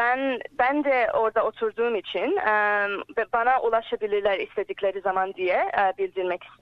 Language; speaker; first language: Turkish; early bilingual, heritage; English